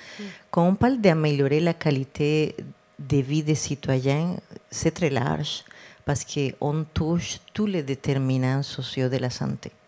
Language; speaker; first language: French; non-native, fluent; Spanish